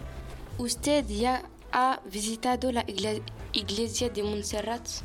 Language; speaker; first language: Spanish; non-native, learner; French